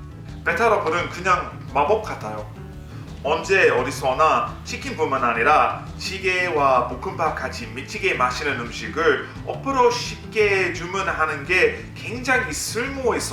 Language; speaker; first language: Korean; non-native, fluent; English